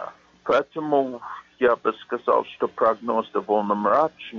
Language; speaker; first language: Russian; non-native, fluent; English